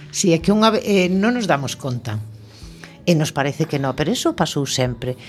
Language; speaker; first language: Galician; native; Galician